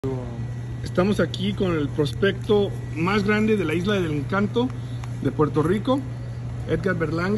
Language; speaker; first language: Spanish; native; Spanish